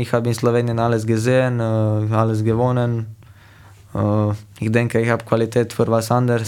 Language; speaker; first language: German; non-native, fluent; Slovenian